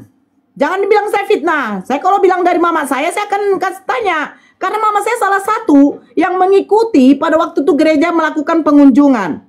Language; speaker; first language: Indonesian; native; Indonesian